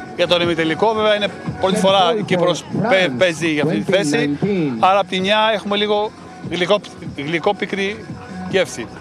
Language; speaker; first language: Greek; native; Greek